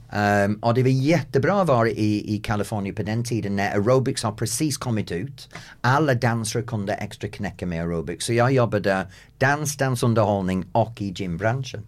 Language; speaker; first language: Swedish; non-native, fluent; English